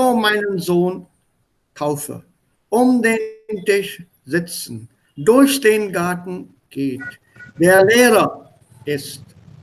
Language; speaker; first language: German; non-native, fluent; Hindi